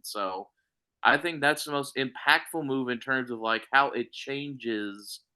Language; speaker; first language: English; native; English